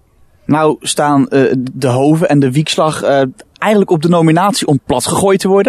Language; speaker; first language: Dutch; native; Dutch